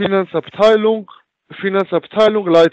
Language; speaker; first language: German; non-native, learner; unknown